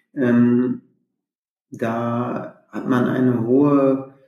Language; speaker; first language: German; native; German